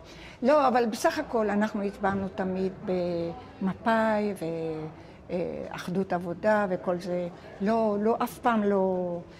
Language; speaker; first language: Hebrew; non-native, local second language; Ladino